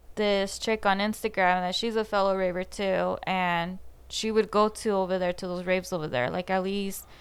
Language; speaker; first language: English; native; English